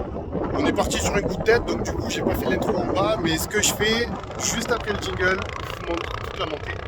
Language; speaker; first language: French; native; French